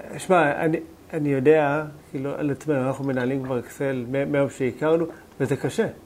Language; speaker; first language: Hebrew; native; Hebrew